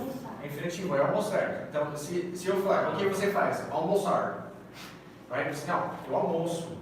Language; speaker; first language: Portuguese; non-native, fluent; English